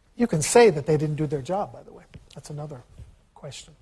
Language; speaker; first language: English; early bilingual, other home language; Ukrainian